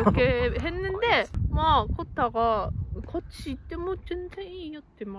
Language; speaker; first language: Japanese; non-native, learner; Korean